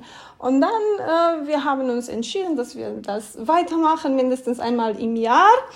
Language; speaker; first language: German; non-native, fluent; Romanian